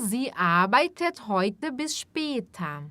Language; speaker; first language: German; non-native, fluent; Portuguese